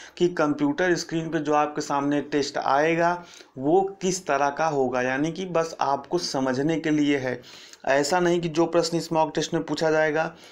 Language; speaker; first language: Hindi; native; Hindi